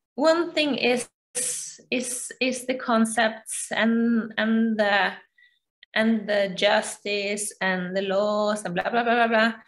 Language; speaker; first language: English; non-native, fluent; Norwegian